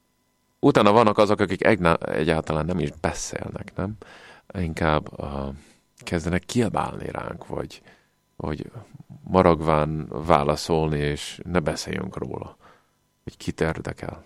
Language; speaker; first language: Hungarian; non-native, fluent; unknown